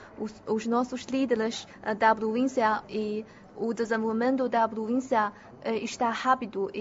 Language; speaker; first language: Portuguese; non-native, fluent; Chinese